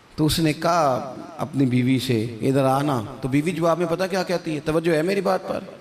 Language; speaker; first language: Urdu; non-native, local second language; Punjabi